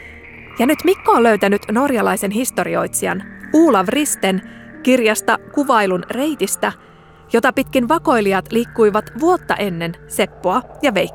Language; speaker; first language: Finnish; native; Finnish